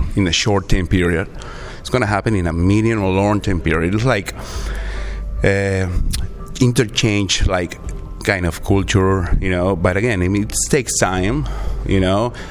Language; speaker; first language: English; non-native, learner; Spanish